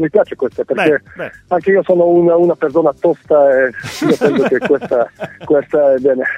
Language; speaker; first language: Italian; non-native, fluent; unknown